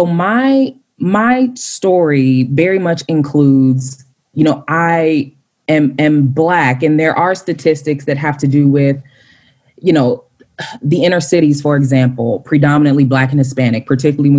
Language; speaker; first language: English; native; English